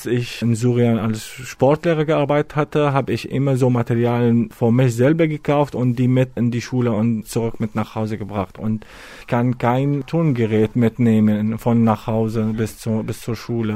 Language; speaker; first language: German; non-native, fluent; Arabic